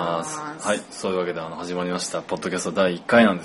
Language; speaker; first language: Japanese; native; Japanese